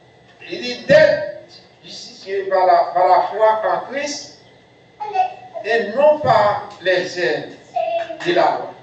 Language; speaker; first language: French; non-native, local second language; Haitian Creole